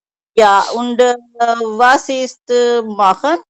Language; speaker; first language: German; non-native, learner; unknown